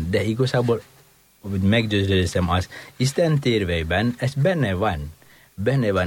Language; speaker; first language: Hungarian; non-native, fluent; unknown